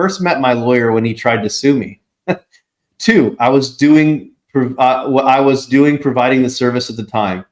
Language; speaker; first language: English; native; English